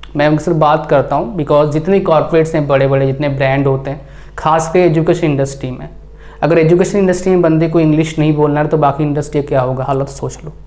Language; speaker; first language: Hindi; non-native, local second language; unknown